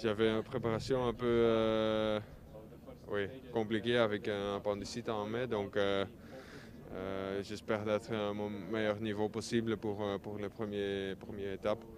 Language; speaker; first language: French; non-native, local second language; Dutch